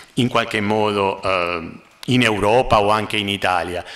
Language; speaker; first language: Italian; non-native, fluent; Spanish